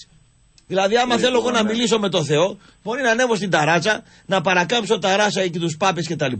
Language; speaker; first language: Greek; native; Greek